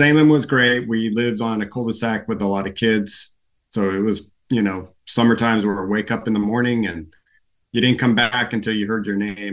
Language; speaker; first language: English; native; English